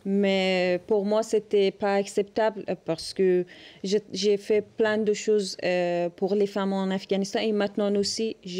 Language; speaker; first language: French; non-native, learner; Persian